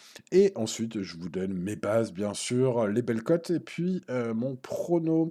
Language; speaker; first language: French; native; French